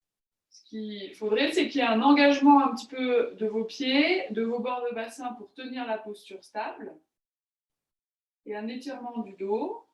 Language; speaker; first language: French; native; French